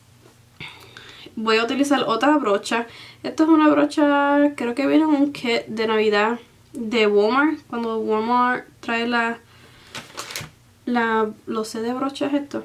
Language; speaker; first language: Spanish; early bilingual, heritage; Spanish